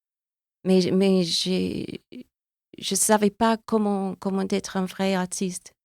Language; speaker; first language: French; non-native, fluent; English